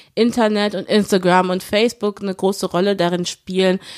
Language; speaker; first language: German; early bilingual, other home language; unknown